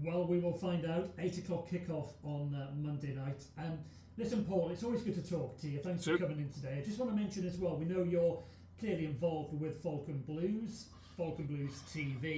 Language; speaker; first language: English; native; English